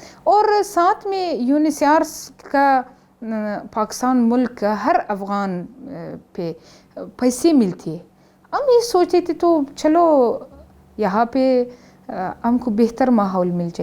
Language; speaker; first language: Hindi; non-native, learner; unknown